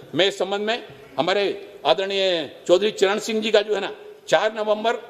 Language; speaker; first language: Hindi; native; Hindi